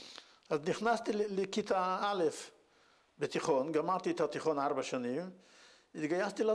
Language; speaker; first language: Hebrew; non-native, fluent; Yiddish